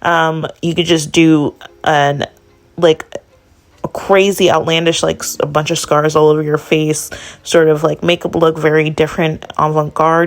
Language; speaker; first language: English; native; English